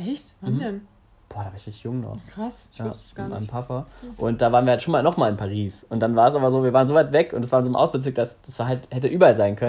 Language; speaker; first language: German; native; German